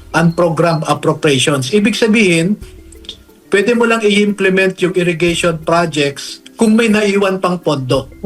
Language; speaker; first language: Filipino; native; Filipino